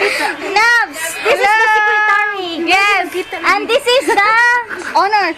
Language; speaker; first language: English; non-native, learner; Cebuano